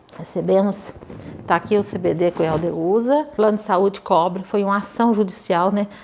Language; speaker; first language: Portuguese; native; Portuguese